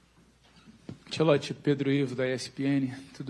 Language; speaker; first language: Portuguese; native; Portuguese